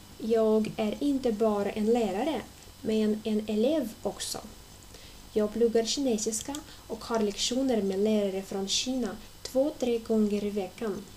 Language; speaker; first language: Swedish; non-native, fluent; Russian